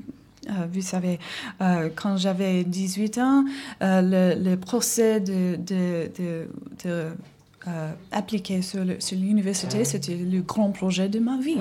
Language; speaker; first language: French; non-native, learner; English